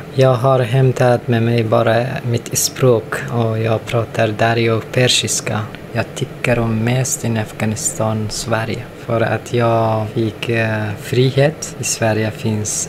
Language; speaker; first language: Swedish; non-native, learner; Persian